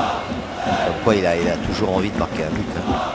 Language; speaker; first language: French; native; French